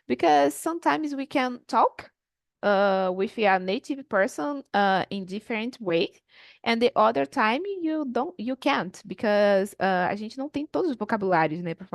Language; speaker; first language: English; non-native, learner; Portuguese